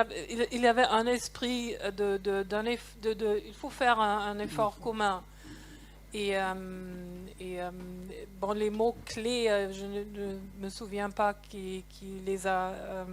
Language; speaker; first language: French; non-native, fluent; German